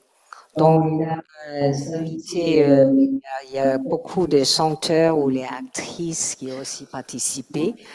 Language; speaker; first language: French; non-native, learner; Chinese